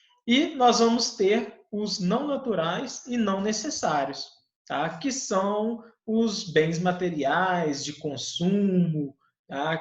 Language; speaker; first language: Portuguese; native; Portuguese